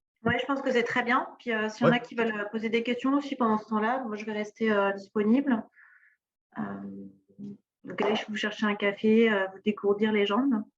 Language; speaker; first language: French; native; French